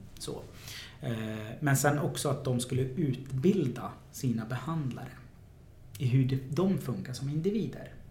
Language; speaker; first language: Swedish; early bilingual, other home language; Arabic